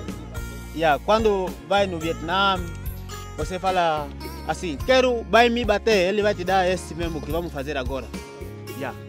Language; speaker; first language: Portuguese; non-native, learner; Vietnamese